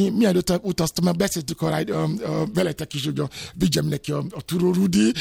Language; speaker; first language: Hungarian; non-native, fluent; Yoruba